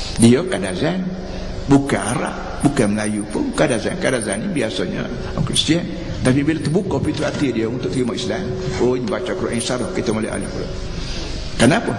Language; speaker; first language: Malay; native; Malay